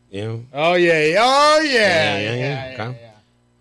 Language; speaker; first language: English; native; English